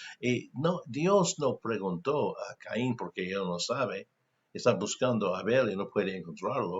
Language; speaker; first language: Spanish; non-native, fluent; English